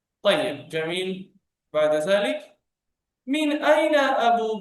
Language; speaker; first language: Arabic; non-native, fluent; Bangla